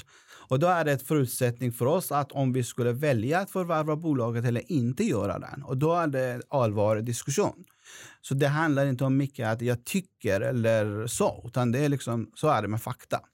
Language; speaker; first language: Swedish; non-native, fluent; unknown